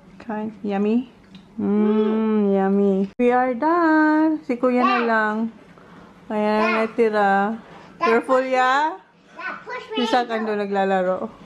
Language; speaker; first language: Filipino; non-native, local second language; Bikol